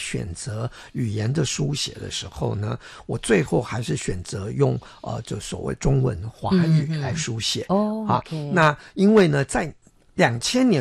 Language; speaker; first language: Chinese; non-native, local second language; Min Nan Chinese